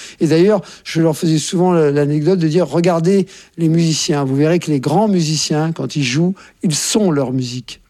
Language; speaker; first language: French; native; French